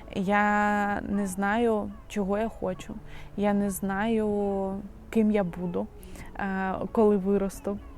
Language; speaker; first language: Ukrainian; non-native, local second language; Russian